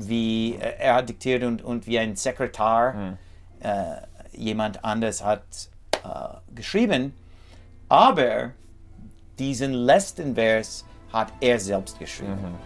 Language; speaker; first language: German; non-native, learner; English